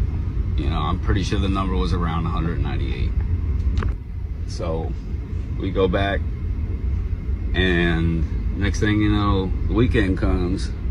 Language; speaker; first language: English; native; English